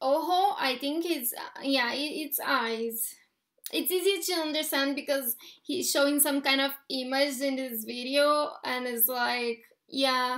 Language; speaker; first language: English; non-native, fluent; Portuguese